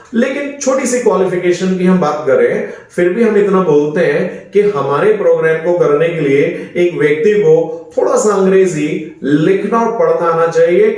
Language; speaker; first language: Hindi; native; Hindi